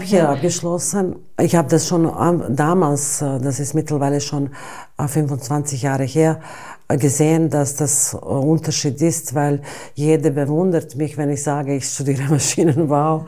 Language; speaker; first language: German; non-native, fluent; Bosnian